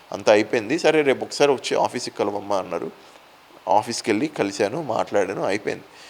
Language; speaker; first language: Telugu; native; Telugu